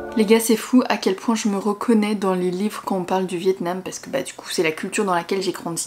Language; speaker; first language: French; early bilingual, other home language; Vietnamese